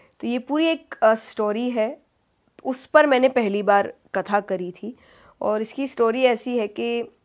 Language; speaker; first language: Hindi; native; Hindi